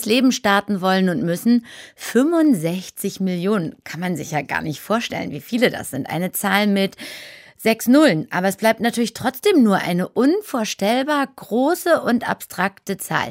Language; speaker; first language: German; native; German